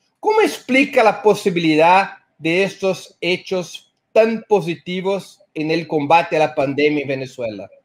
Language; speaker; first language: Spanish; non-native, fluent; Portuguese